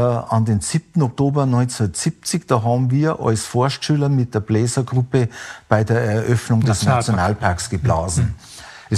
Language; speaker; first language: German; native; German